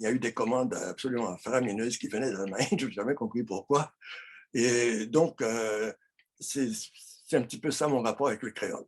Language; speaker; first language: French; non-native, local second language; Haitian Creole